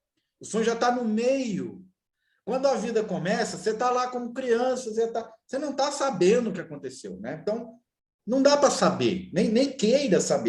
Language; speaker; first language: Portuguese; native; Portuguese